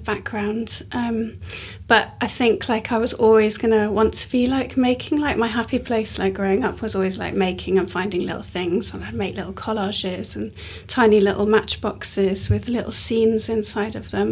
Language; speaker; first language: English; native; English